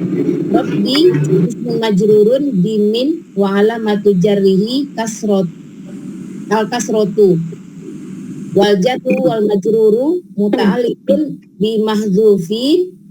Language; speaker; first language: Arabic; non-native, learner; Indonesian